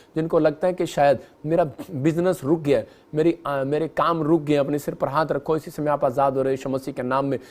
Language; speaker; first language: Hindi; non-native, local second language; Punjabi